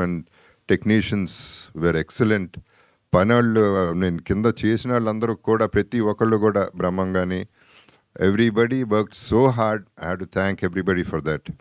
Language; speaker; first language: Telugu; native; Telugu